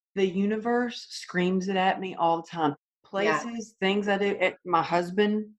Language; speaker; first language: English; native; English